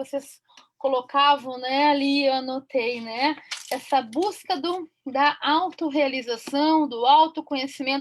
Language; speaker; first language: Portuguese; native; Portuguese